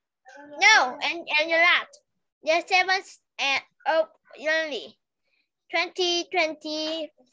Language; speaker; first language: English; non-native, learner; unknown